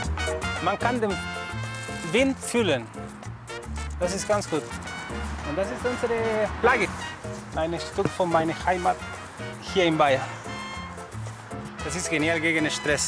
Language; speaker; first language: German; non-native, learner; Spanish